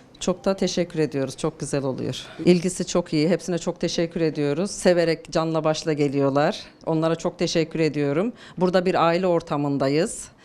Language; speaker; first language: Turkish; native; Turkish